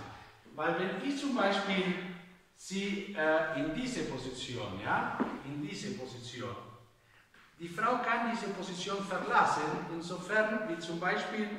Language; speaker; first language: German; non-native, fluent; Spanish